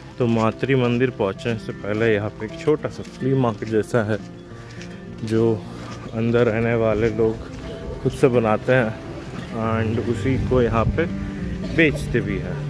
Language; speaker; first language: Hindi; non-native, local second language; Bangla